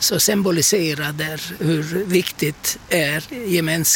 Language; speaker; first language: Swedish; non-native, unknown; Turkish